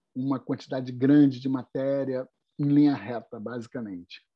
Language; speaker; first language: Portuguese; native; Portuguese